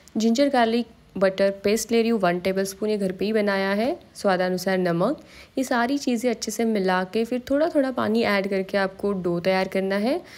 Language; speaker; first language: Hindi; non-native, local second language; Marathi